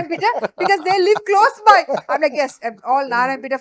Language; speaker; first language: English; non-native, local second language; Sinhala